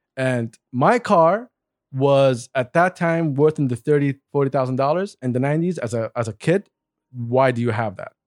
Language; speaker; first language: English; non-native, fluent; Arabic